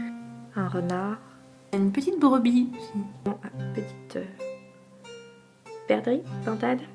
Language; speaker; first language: French; native; French